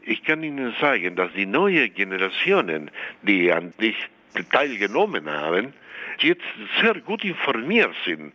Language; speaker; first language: German; non-native, fluent; Spanish